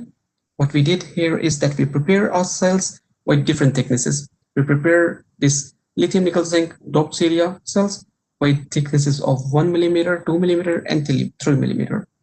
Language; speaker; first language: English; non-native, local second language; Marathi